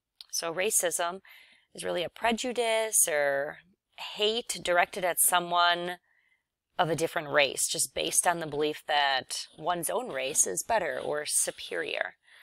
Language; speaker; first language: English; native; English